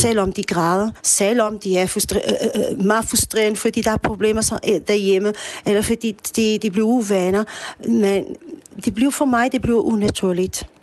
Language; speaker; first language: Danish; non-native, fluent; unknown